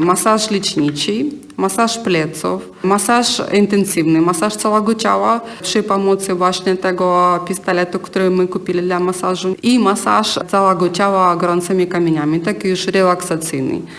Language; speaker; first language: Polish; non-native, learner; Ukrainian